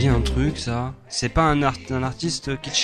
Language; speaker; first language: French; native; French